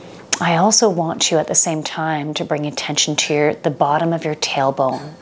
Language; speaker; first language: English; native; English